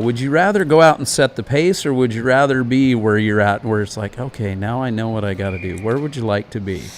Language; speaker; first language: English; native; English